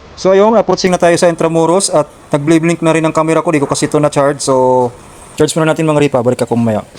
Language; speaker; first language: Filipino; non-native, local second language; Waray